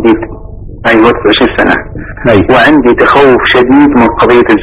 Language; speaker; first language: Arabic; native; Arabic